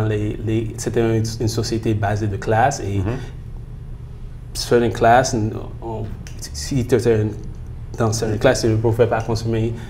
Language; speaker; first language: French; early bilingual, heritage; French